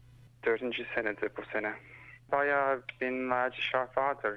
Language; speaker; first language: Turkish; early bilingual, heritage; Turkish